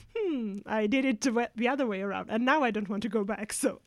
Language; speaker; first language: English; non-native, fluent; Spanish